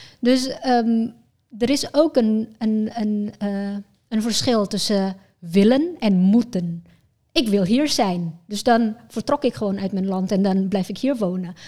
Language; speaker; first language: Dutch; non-native, fluent; Indonesian